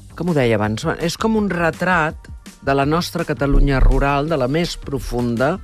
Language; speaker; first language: Catalan; native; Catalan